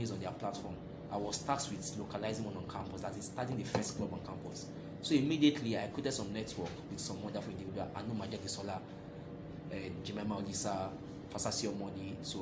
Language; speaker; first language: English; non-native, local second language; Yoruba